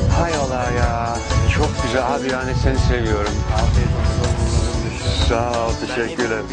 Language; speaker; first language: Turkish; non-native, fluent; Dutch